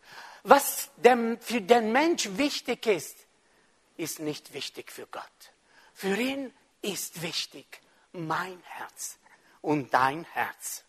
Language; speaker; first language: German; non-native, fluent; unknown